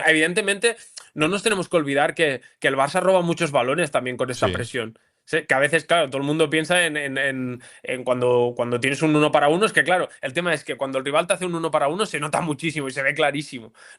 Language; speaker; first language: Spanish; native; Spanish